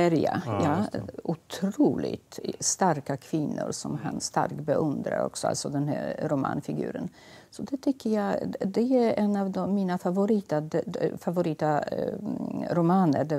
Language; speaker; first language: Swedish; non-native, fluent; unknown